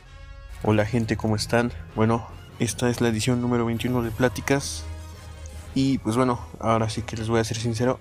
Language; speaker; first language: Spanish; native; Spanish